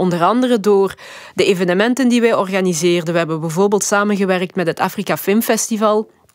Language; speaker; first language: Dutch; early bilingual, other home language; Lingala